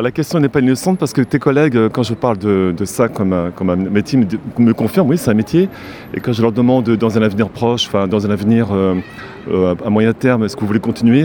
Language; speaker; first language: French; native; French